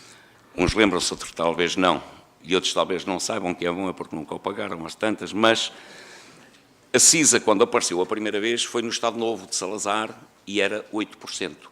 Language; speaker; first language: Portuguese; native; Portuguese